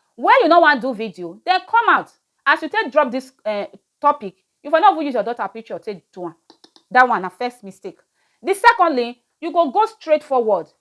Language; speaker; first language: Nigerian Pidgin; native; Nigerian Pidgin